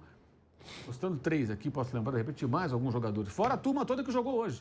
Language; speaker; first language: Portuguese; native; Portuguese